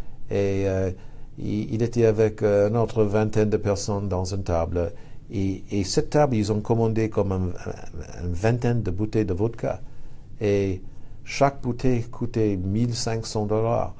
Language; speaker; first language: French; non-native, fluent; English